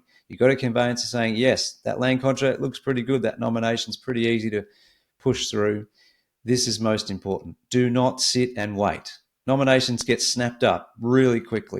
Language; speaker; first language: English; native; English